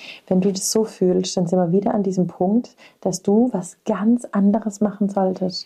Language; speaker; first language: German; native; German